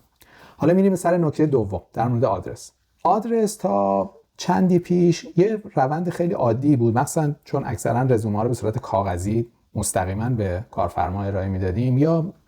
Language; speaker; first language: Persian; native; Persian